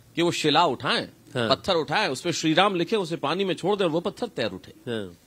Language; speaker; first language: Hindi; native; Hindi